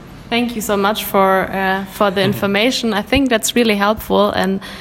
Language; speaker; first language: English; non-native, fluent; German